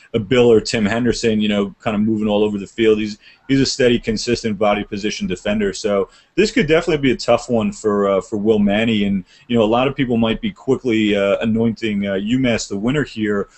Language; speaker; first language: English; native; English